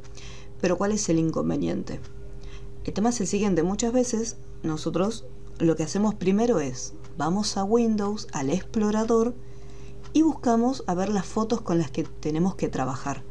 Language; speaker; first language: Spanish; native; Spanish